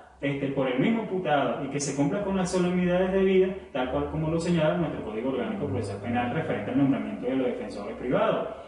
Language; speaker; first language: Spanish; native; Spanish